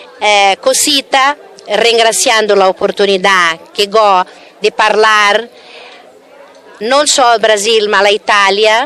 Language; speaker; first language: Italian; early bilingual, heritage; Italian